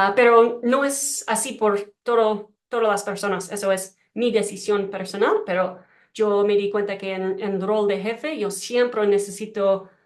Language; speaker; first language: Spanish; non-native, learner; English